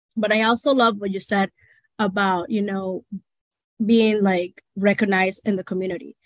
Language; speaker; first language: English; non-native, fluent; Spanish